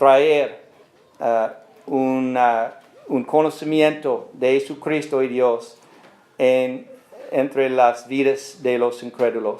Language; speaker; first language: Spanish; non-native, learner; English